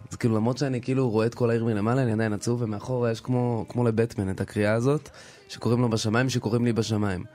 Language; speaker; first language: Hebrew; native; Hebrew